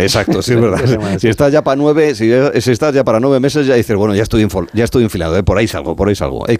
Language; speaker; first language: Spanish; native; Spanish